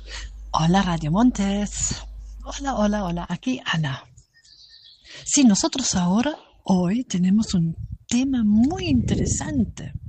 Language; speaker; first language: Spanish; non-native, fluent; German